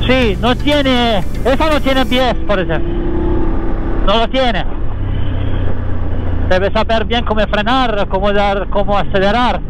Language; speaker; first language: Spanish; non-native, learner; Italian